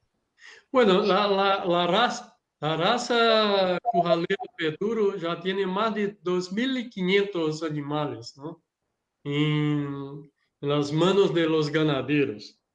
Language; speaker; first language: Spanish; non-native, learner; Portuguese